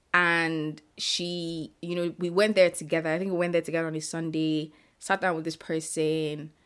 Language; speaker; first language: English; non-native, local second language; Yoruba